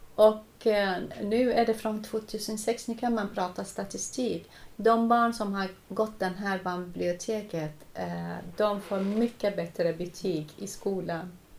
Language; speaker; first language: Swedish; non-native, fluent; Arabic